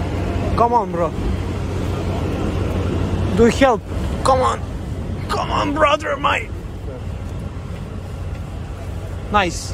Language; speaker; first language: English; non-native, learner; Serbian